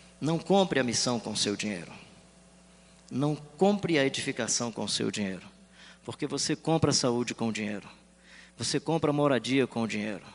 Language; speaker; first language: Portuguese; native; Portuguese